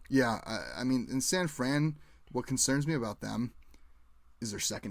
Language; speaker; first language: English; native; English